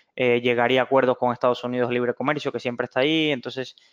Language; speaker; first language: Spanish; native; Spanish